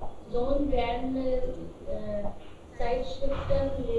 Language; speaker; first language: German; non-native, learner; Hindi